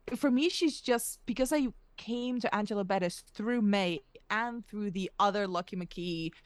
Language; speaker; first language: English; early bilingual, other home language; Russian